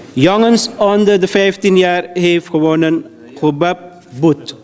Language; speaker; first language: Dutch; early bilingual, other home language; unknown